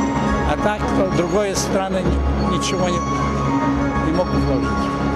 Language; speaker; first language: Russian; non-native, learner; English